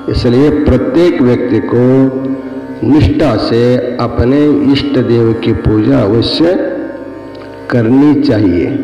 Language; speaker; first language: Hindi; non-native, local second language; Kannada